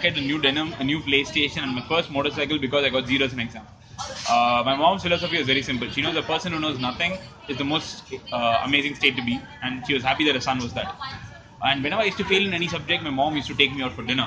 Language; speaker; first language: English; non-native, local second language; Tamil